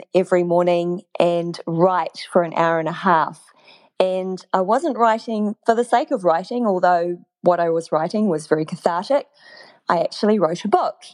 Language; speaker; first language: English; native; English